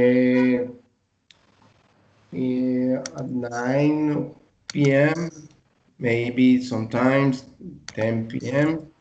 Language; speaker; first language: English; non-native, learner; Spanish